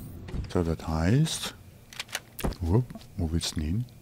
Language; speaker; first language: German; native; German